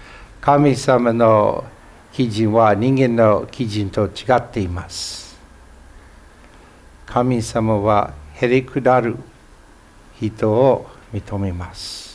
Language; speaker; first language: Japanese; non-native, fluent; English